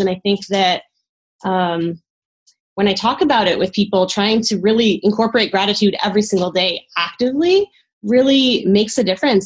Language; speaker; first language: English; native; English